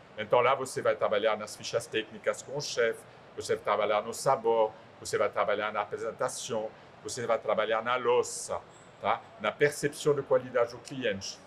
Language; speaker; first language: Portuguese; non-native, fluent; French